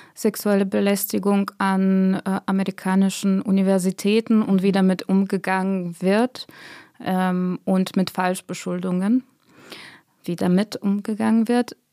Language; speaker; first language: German; non-native, fluent; Bulgarian